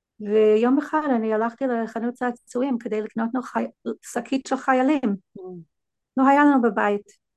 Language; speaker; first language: Hebrew; non-native, fluent; English